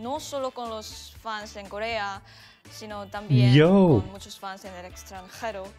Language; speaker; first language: Spanish; non-native, learner; Korean